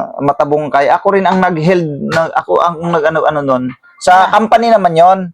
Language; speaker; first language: Filipino; non-native, local second language; Cebuano